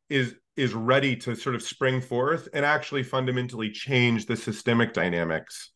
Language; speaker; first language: English; native; English